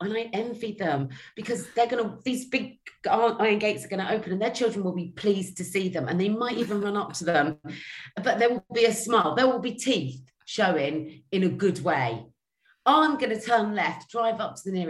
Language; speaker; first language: English; native; English